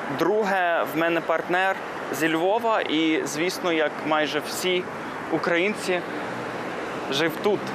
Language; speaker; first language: Ukrainian; non-native, fluent; English